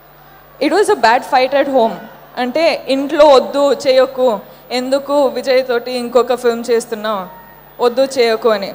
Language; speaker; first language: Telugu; non-native, local second language; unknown